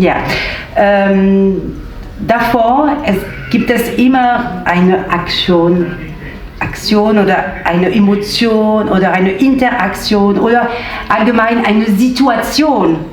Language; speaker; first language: German; non-native, learner; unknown